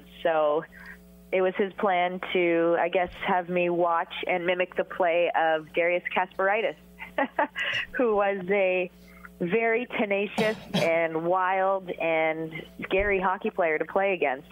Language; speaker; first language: English; native; English